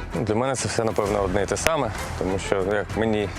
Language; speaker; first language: Ukrainian; native; Ukrainian